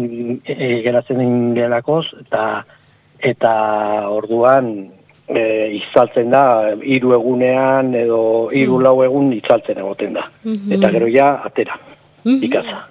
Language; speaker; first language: Basque; non-native, local second language; Spanish